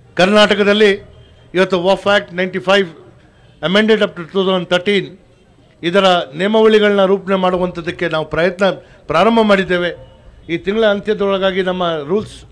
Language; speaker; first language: Kannada; non-native, local second language; Urdu